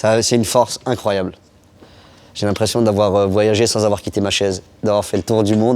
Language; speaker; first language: French; early bilingual, other home language; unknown